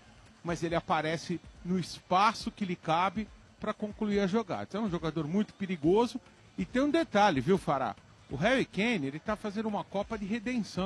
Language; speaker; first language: Portuguese; native; Portuguese